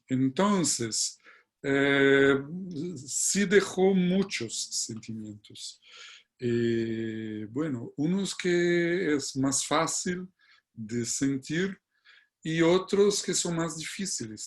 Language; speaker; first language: Spanish; non-native, fluent; Portuguese